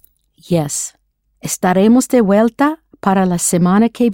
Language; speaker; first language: Spanish; non-native, fluent; English